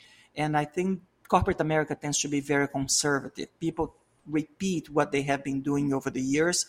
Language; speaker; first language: English; non-native, fluent; Portuguese